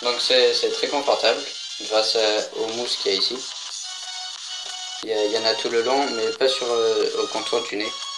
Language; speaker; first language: French; native; French